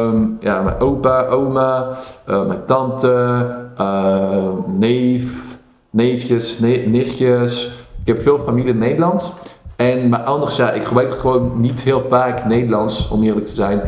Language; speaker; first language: Dutch; early bilingual, heritage; Dutch